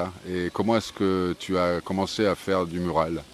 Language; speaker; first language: French; native; French